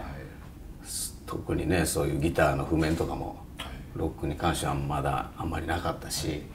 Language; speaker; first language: Japanese; native; Japanese